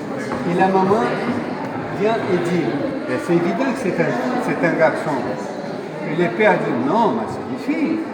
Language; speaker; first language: French; non-native, fluent; Portuguese